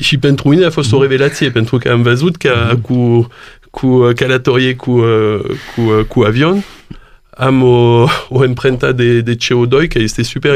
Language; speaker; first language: Romanian; non-native, learner; French